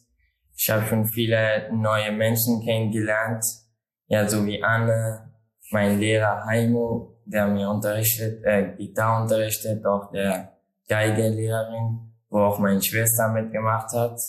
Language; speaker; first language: German; non-native, learner; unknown